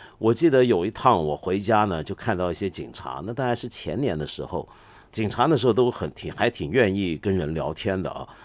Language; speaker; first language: Chinese; non-native, local second language; Cantonese